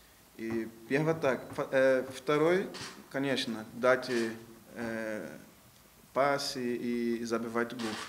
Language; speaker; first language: Russian; non-native, learner; Portuguese